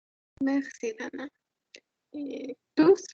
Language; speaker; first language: French; non-native, learner; Spanish